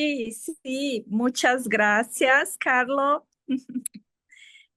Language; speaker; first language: Spanish; non-native, fluent; Portuguese